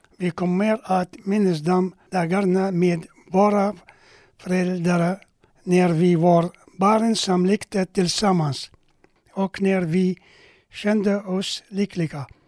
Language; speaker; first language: Swedish; non-native, fluent; Arabic